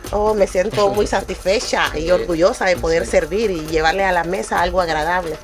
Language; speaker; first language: Spanish; native; Spanish